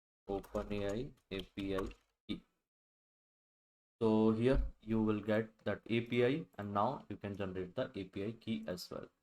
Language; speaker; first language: English; non-native, local second language; Hindi